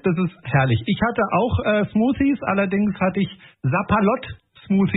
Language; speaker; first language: German; native; German